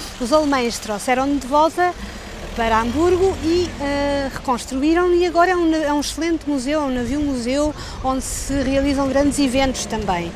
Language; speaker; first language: Portuguese; native; Portuguese